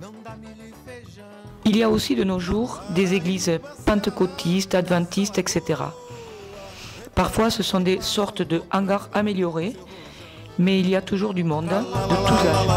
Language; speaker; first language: French; native; French